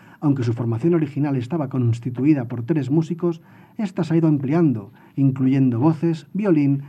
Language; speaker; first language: Spanish; native; Spanish